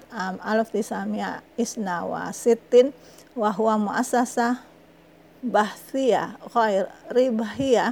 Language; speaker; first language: Arabic; non-native, fluent; Indonesian